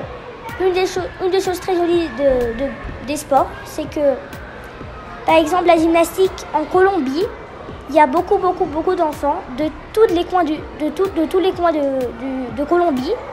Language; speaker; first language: French; non-native, fluent; Spanish